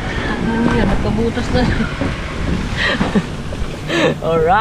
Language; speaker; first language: Filipino; native; Filipino